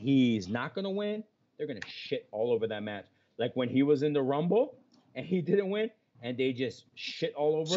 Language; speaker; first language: English; native; English